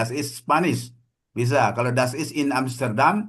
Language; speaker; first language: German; non-native, fluent; Indonesian